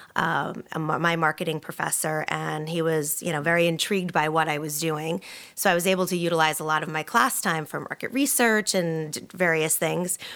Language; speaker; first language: English; native; English